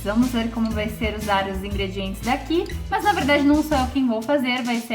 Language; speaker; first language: Portuguese; native; Portuguese